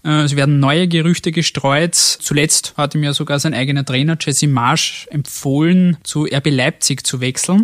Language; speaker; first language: German; native; German